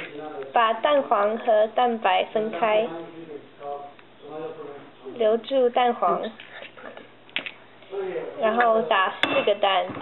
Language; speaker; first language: Chinese; early bilingual, heritage; Chinese